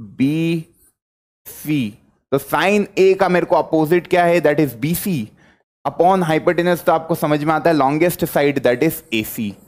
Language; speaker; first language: Hindi; native; Hindi